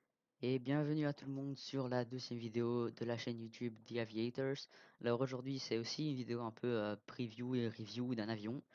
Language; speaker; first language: French; native; French